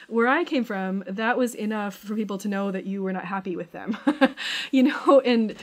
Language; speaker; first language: English; native; English